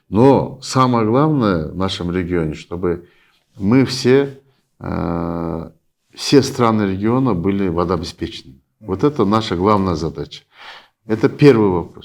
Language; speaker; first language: Russian; non-native, local second language; Kyrgyz